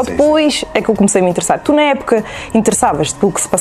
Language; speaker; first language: Portuguese; native; Portuguese